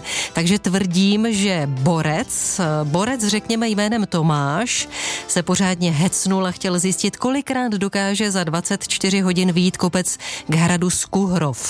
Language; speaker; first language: Czech; native; Czech